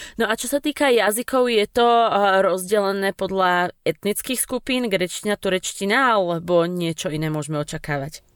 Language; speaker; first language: Slovak; native; Slovak